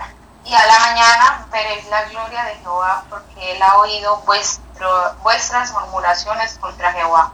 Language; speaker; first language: Spanish; native; Spanish